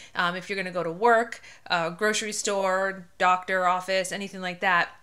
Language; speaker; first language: English; native; English